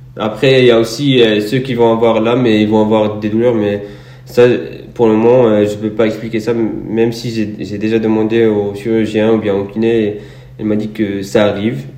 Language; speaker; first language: French; non-native, local second language; Arabic